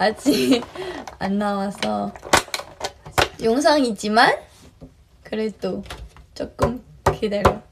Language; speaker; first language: Korean; non-native, fluent; Chinese